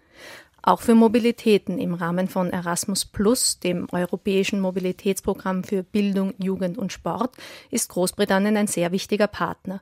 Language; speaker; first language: German; native; German